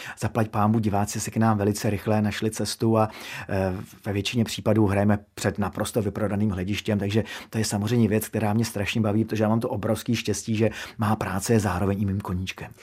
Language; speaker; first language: Czech; native; Czech